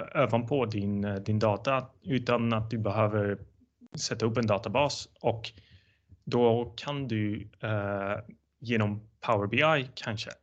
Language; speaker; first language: Swedish; non-native, fluent; Dutch